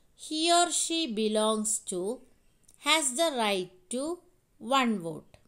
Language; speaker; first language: English; non-native, local second language; Malayalam